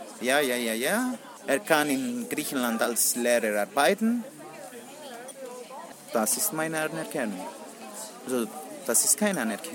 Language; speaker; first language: German; non-native, learner; Greek